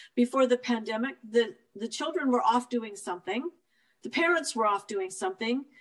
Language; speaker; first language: English; native; English